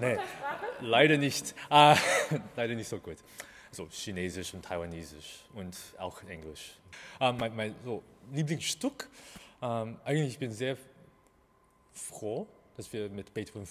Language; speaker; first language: German; non-native, learner; Chinese